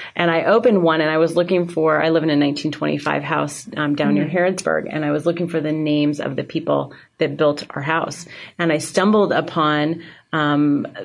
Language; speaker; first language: English; native; English